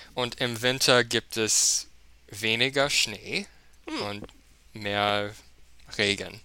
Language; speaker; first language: German; non-native, fluent; English